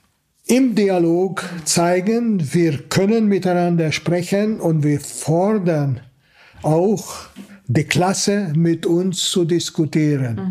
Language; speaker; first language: German; non-native, fluent; Hungarian